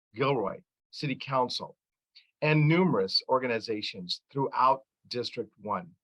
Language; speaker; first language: English; early bilingual, other home language; Arabic